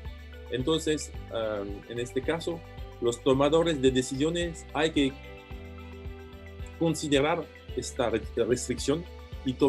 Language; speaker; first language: Spanish; non-native, fluent; French